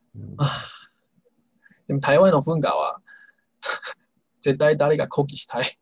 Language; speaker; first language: Japanese; non-native, learner; Chinese